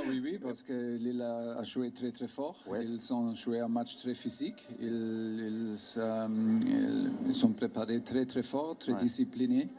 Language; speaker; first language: French; non-native, learner; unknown